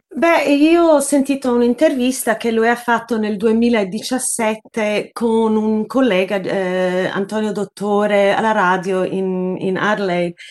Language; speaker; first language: Italian; early bilingual, heritage; Italian